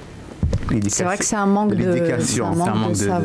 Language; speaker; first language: French; native; French